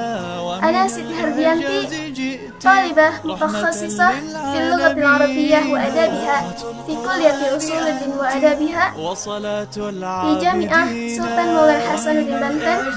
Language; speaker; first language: Arabic; non-native, learner; Indonesian